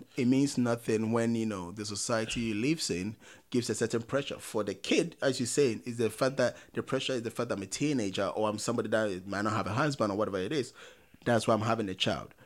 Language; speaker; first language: English; non-native, local second language; Akan